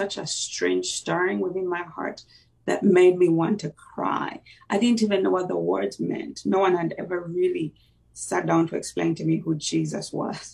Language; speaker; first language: English; non-native, local second language; Ganda